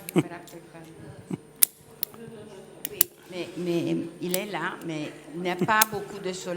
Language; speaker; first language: French; non-native, learner; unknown